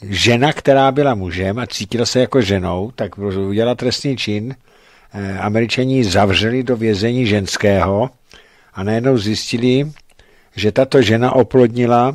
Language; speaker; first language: Czech; native; Czech